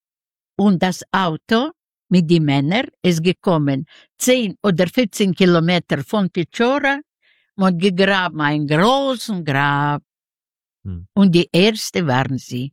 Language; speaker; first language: German; non-native, learner; Yiddish